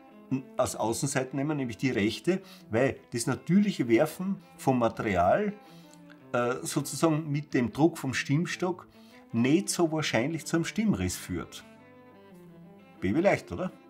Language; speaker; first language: German; native; German